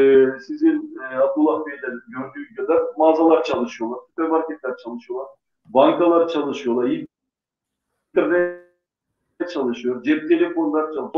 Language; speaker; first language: Turkish; non-native, local second language; Gagauz